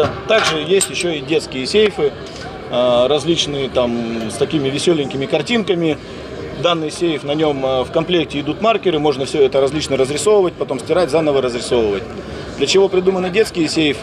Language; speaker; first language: Russian; native; Russian